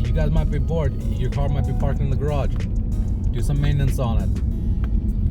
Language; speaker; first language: English; native; English